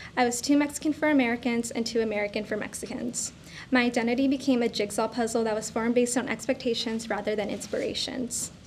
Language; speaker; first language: English; native; English